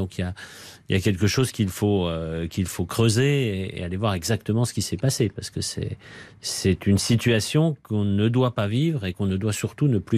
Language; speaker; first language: French; native; French